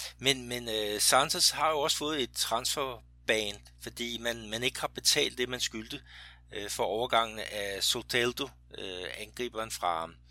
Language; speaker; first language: Danish; native; Danish